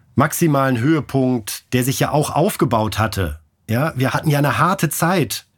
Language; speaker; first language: German; native; German